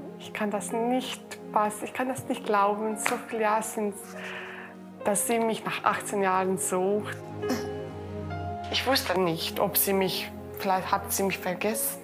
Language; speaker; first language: German; early bilingual, other home language; Croatian